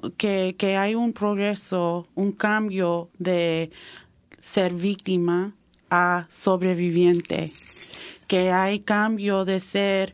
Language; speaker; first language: Spanish; early bilingual, heritage; Spanish